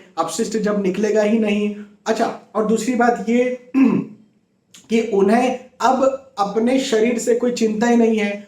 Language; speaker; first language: Hindi; native; Hindi